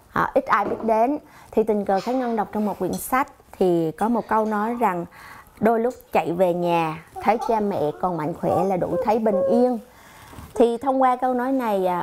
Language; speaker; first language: Vietnamese; native; Vietnamese